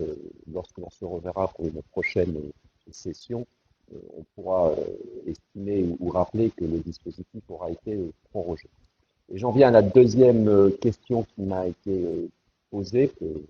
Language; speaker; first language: French; native; French